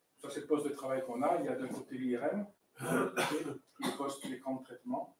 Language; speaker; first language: French; native; French